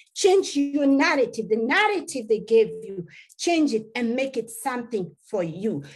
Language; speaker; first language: English; non-native, local second language; Masai